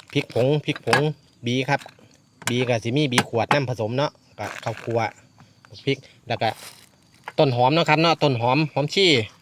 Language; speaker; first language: Thai; native; Thai